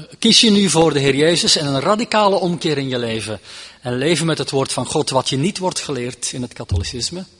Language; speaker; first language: Dutch; native; Dutch